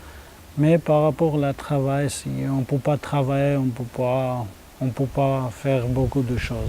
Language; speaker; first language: French; non-native, learner; Armenian